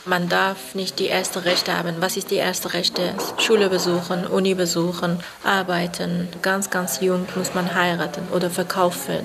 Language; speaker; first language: German; non-native, fluent; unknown